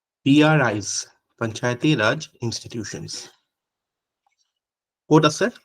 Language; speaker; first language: English; non-native, local second language; Assamese